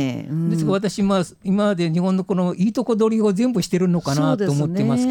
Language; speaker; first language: Japanese; native; Japanese